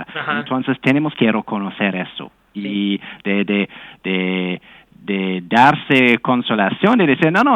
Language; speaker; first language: Spanish; non-native, fluent; English